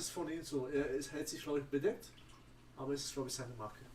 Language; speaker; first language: German; native; German